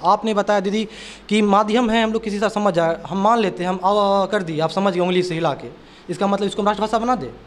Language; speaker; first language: Hindi; non-native, local second language; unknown